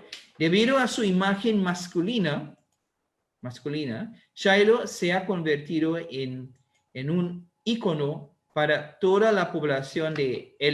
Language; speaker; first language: Spanish; non-native, learner; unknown